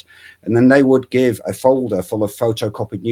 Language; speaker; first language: English; native; English